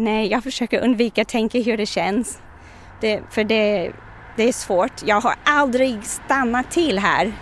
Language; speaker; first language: Swedish; non-native, fluent; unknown